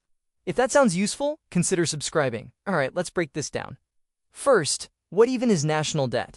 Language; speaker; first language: English; native; English